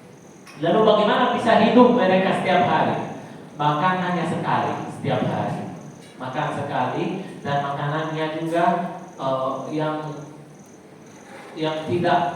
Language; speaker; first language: Indonesian; non-native, fluent; Arabic